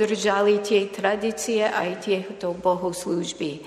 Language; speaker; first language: Slovak; non-native, fluent; English